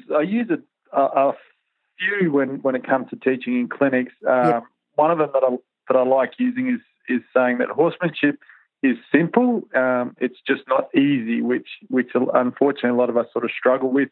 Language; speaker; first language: English; native; English